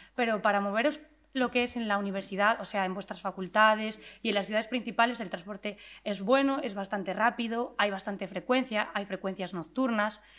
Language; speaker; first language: Spanish; native; Spanish